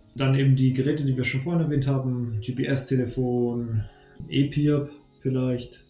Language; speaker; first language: German; native; German